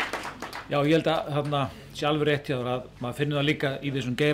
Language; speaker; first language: Icelandic; native; Icelandic